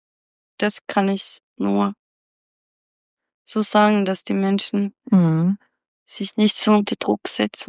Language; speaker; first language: German; non-native, fluent; Swedish